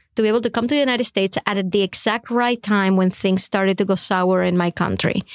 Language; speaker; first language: English; non-native, fluent; Spanish